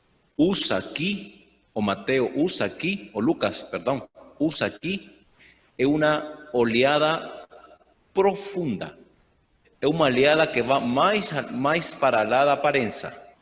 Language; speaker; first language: Portuguese; non-native, fluent; Spanish